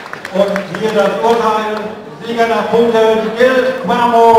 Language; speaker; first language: German; native; German